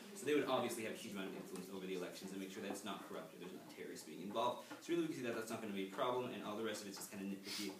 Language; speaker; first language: English; native; English